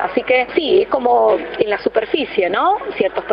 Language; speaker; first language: Spanish; native; Spanish